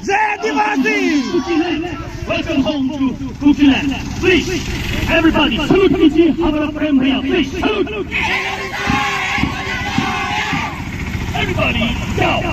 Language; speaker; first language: Hindi; non-native, local second language; Thado Chin